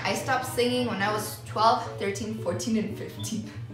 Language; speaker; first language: English; early bilingual, other home language; Spanish